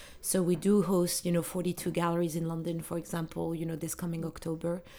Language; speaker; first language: English; non-native, fluent; Arabic